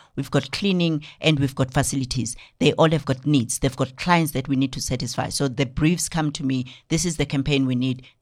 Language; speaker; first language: English; non-native, local second language; Zulu